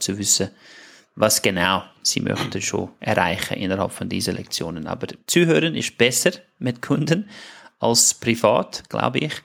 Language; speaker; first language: German; non-native, fluent; English